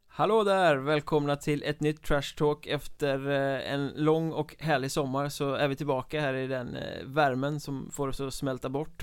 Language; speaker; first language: Swedish; native; Swedish